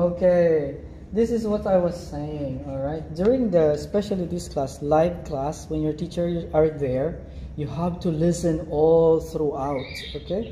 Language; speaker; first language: English; non-native, fluent; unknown